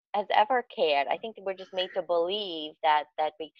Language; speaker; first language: English; native; English